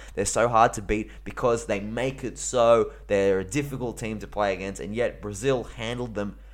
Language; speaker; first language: English; early bilingual, other home language; Greek